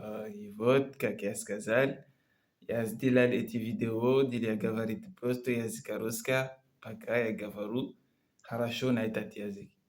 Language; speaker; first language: Russian; non-native, learner; Comorian